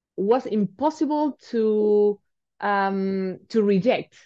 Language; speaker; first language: English; non-native, fluent; Spanish